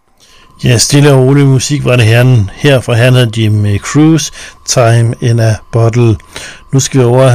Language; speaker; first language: Danish; native; Danish